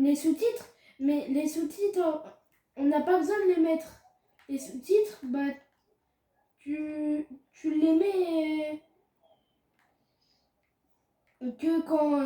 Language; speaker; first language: French; native; French